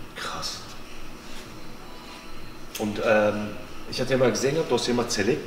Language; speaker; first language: German; native; German